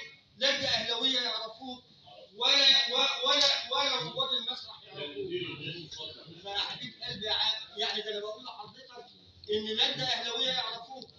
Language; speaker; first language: Arabic; native; Arabic